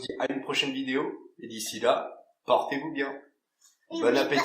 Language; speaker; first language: French; native; French